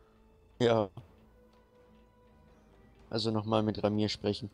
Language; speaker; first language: German; native; German